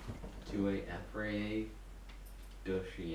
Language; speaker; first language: French; non-native, learner; English